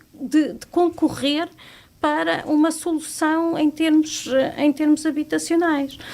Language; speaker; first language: Portuguese; native; Portuguese